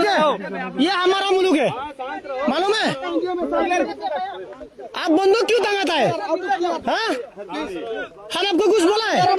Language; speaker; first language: Hindi; non-native, learner; Bangla